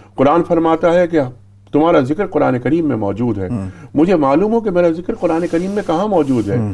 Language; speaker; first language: Urdu; native; Urdu